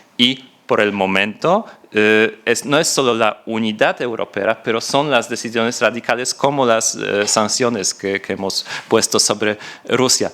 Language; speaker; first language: Spanish; non-native, fluent; Polish